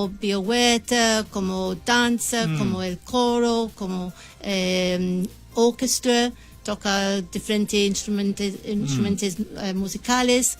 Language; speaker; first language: Spanish; non-native, learner; English